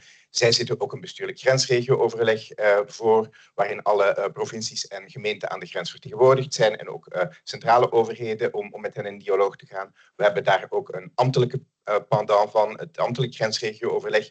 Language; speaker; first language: Dutch; native; Dutch